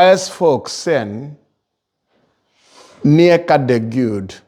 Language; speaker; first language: Swedish; non-native, fluent; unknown